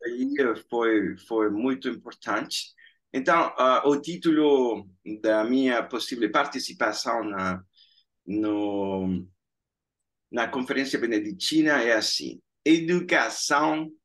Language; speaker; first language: Portuguese; non-native, fluent; Spanish